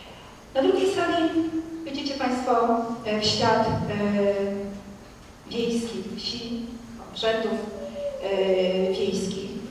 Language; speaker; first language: Polish; native; Polish